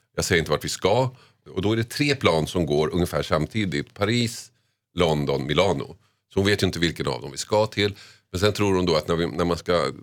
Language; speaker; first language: Swedish; early bilingual, other home language; Finnish